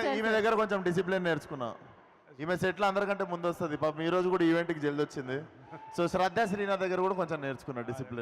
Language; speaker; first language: Telugu; native; Telugu